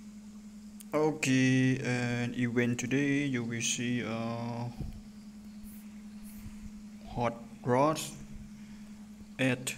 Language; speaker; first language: English; non-native, learner; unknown